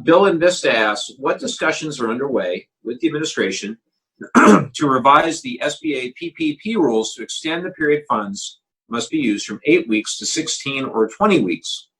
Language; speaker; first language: English; native; English